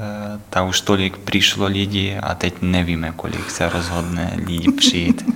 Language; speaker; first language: Czech; non-native, learner; Ukrainian